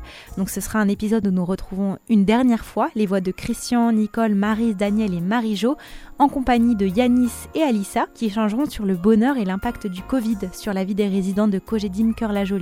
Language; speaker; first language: French; native; French